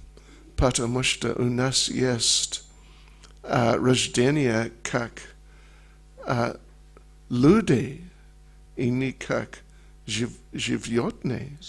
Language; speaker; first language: Russian; non-native, learner; English